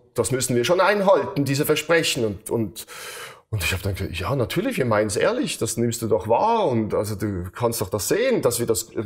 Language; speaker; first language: German; native; German